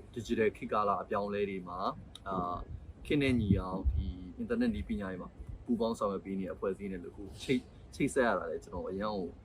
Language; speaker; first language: Burmese; native; Burmese